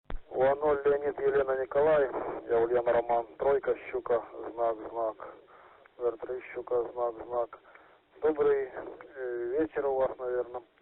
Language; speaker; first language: Russian; native; Russian